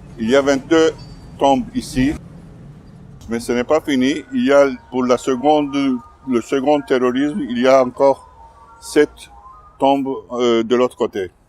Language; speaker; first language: French; non-native, fluent; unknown